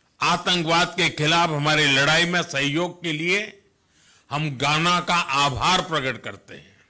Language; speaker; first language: Hindi; non-native, local second language; Gujarati